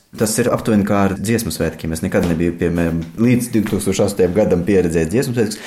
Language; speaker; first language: Latvian; non-native, fluent; Russian